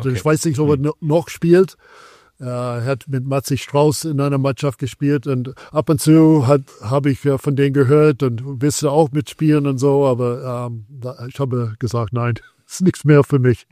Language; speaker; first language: German; non-native, fluent; English